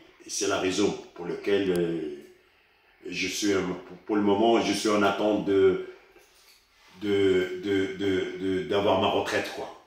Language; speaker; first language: French; early bilingual, other home language; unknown